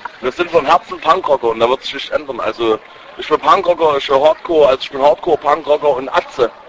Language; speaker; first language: German; native; German